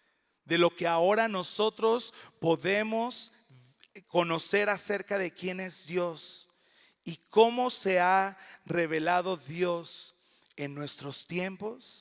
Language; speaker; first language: Spanish; native; Spanish